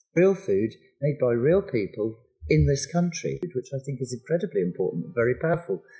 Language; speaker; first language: English; native; English